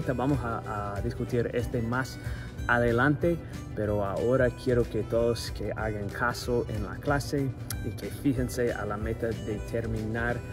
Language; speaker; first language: Spanish; non-native, fluent; English